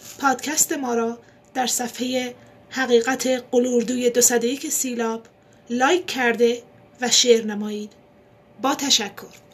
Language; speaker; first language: Persian; non-native, local second language; Pashto